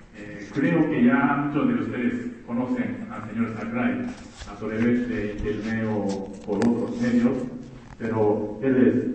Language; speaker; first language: Spanish; non-native, fluent; Japanese